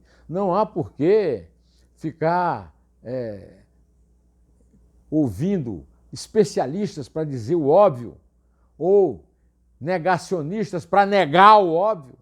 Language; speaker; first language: Portuguese; native; Portuguese